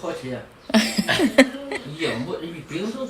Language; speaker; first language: Chinese; native; Chinese